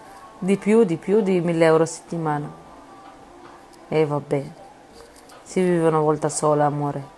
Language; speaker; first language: Italian; non-native, fluent; Arabic